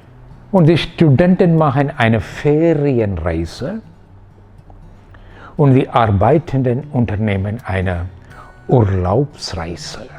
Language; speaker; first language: German; non-native, fluent; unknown